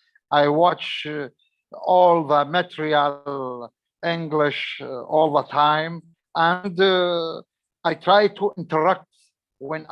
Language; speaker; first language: English; non-native, learner; Arabic